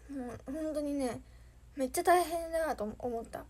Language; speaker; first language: Japanese; native; Japanese